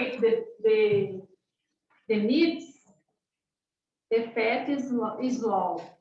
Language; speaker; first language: English; non-native, learner; Portuguese